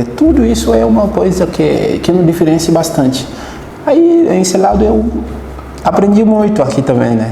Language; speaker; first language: Portuguese; non-native, fluent; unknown